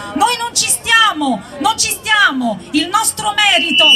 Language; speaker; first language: Italian; native; Italian